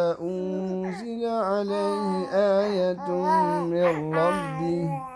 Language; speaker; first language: Arabic; non-native, learner; Indonesian